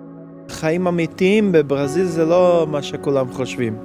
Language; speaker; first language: Hebrew; non-native, learner; Portuguese